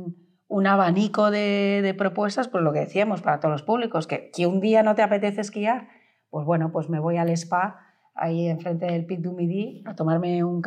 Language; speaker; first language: Spanish; native; Spanish